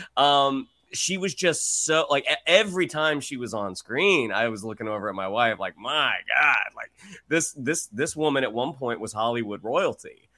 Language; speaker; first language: English; native; English